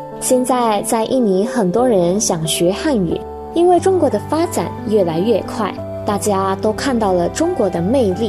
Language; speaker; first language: Chinese; non-native, fluent; Indonesian